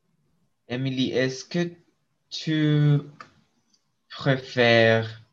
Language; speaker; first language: French; non-native, learner; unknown